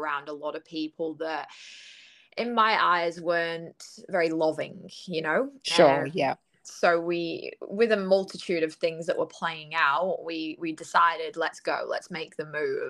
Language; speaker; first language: English; native; English